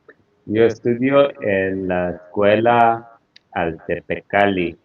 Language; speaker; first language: Spanish; non-native, fluent; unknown